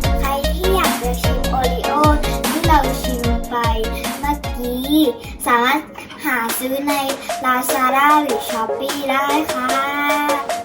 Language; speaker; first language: Thai; native; Thai